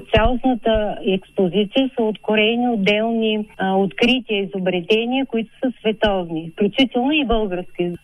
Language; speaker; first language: Bulgarian; native; Bulgarian